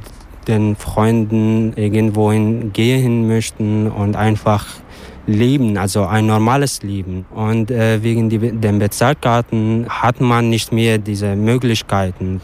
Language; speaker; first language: German; non-native, learner; Arabic